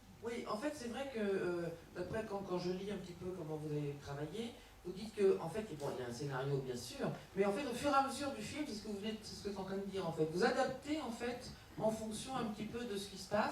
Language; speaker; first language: French; native; French